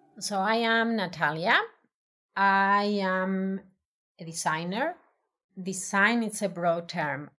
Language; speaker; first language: English; non-native, fluent; Spanish